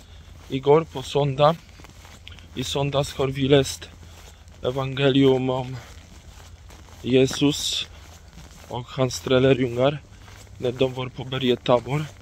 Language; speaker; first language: Swedish; non-native, fluent; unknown